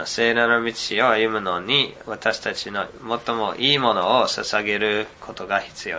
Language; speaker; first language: Japanese; non-native, fluent; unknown